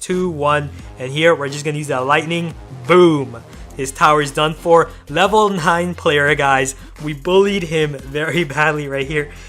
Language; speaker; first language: English; native; English